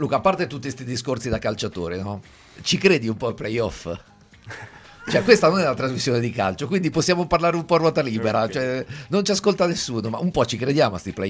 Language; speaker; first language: Italian; native; Italian